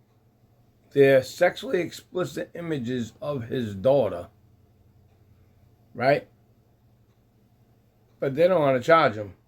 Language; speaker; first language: English; native; English